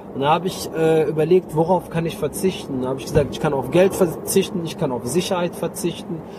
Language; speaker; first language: German; native; German